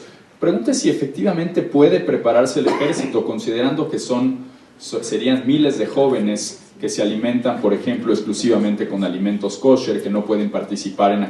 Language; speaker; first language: Spanish; native; Spanish